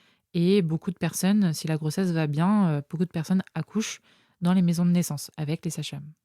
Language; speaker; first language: French; native; French